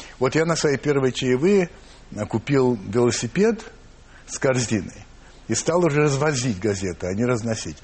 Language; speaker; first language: Russian; early bilingual, heritage; English